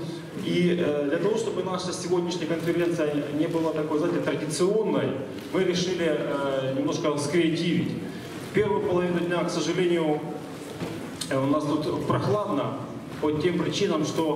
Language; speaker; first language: Russian; native; Russian